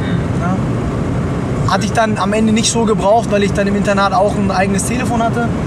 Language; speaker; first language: German; early bilingual, other home language; Turkish